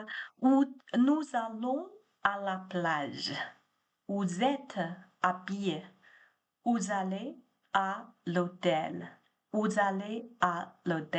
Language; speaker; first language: French; non-native, learner; Chinese